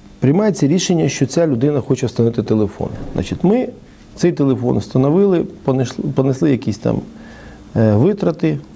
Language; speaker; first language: Ukrainian; native; Ukrainian